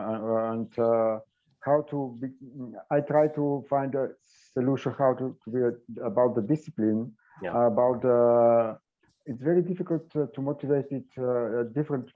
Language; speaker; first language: English; non-native, learner; Bulgarian